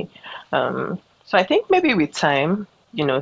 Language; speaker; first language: English; non-native, local second language; Yoruba